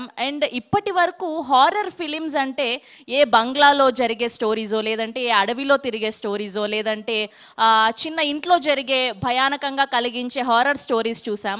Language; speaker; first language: Telugu; native; Telugu